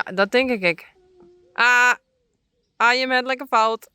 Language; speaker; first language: Dutch; native; Dutch